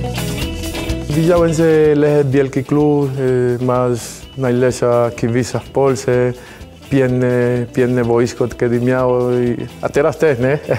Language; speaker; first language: Polish; non-native, learner; Spanish